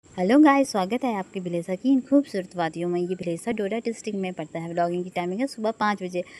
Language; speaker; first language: Hindi; non-native, local second language; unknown